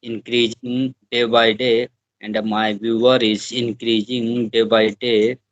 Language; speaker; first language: English; non-native, learner; Hindi